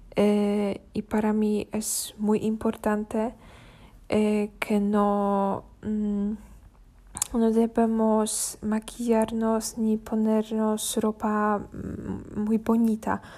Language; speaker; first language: Spanish; non-native, learner; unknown